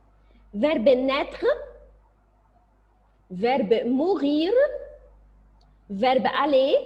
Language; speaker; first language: French; non-native, fluent; Arabic